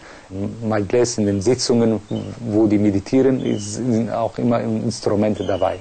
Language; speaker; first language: German; non-native, fluent; Persian